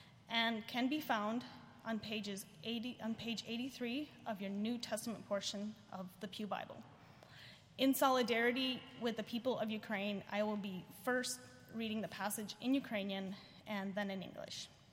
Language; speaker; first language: English; non-native, fluent; Ukrainian